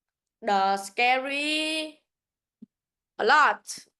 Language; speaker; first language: English; non-native, learner; Vietnamese